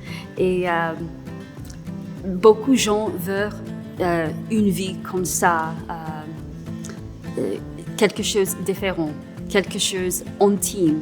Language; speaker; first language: French; non-native, local second language; English